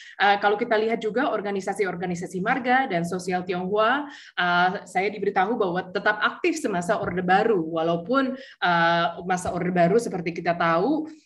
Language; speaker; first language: Indonesian; early bilingual, heritage; Indonesian